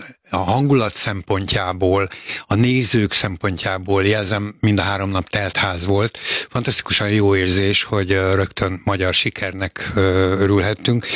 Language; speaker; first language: Hungarian; native; Hungarian